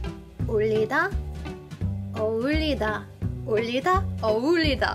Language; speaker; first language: Korean; non-native, fluent; English